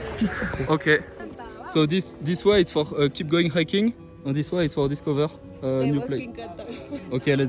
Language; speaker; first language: English; non-native, learner; French